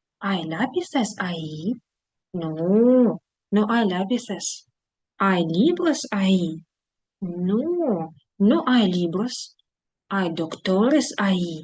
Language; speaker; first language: Spanish; non-native, fluent; Ukrainian